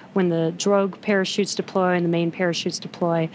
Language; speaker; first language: English; native; English